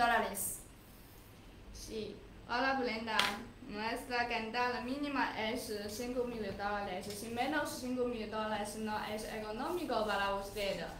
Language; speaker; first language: Spanish; non-native, learner; Chinese